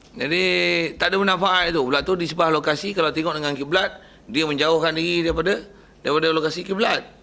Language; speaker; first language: Malay; native; Malay